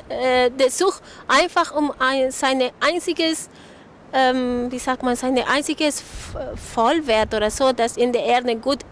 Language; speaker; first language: German; non-native, learner; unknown